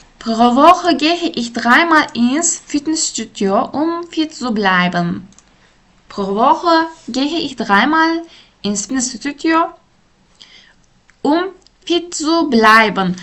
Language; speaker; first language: German; non-native, fluent; Turkish